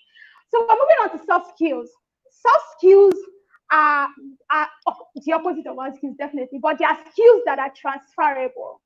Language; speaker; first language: English; non-native, local second language; Yoruba